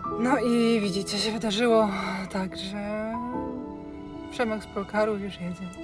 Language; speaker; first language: Polish; native; Polish